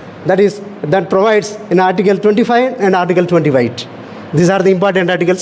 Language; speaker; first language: English; non-native, local second language; Telugu